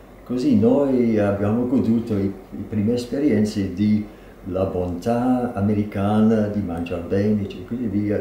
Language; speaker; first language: Italian; non-native, fluent; English